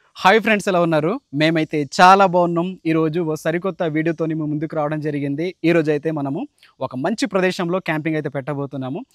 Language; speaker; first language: Telugu; non-native, local second language; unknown